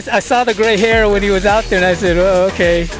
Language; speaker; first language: English; native; English